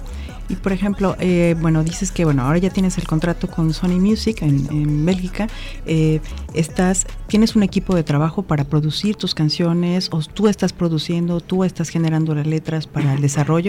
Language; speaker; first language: Spanish; native; Spanish